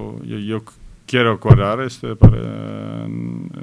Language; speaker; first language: Spanish; non-native, fluent; Dutch